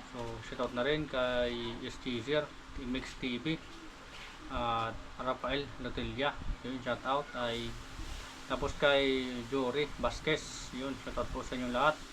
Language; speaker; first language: Filipino; non-native, local second language; Bikol